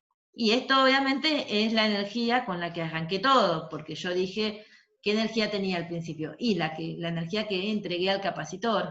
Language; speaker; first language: Spanish; native; Spanish